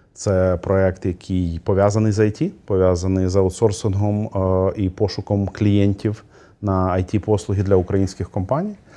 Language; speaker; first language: Ukrainian; non-native, local second language; Russian